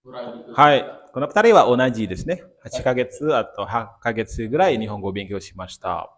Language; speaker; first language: Japanese; non-native, fluent; Indonesian